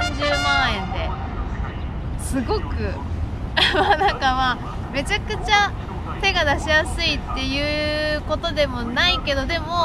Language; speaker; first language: Japanese; native; Japanese